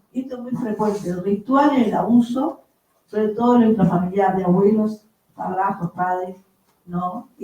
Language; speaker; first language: Spanish; native; Spanish